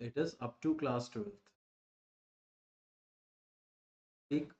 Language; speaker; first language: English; non-native, local second language; Hindi